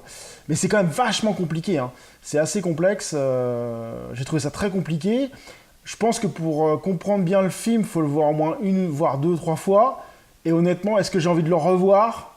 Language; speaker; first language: French; native; French